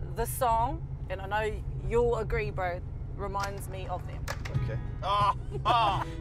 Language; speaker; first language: English; native; English